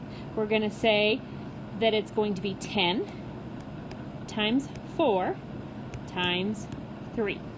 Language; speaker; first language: English; native; English